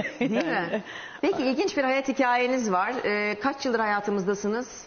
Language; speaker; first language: Turkish; native; Turkish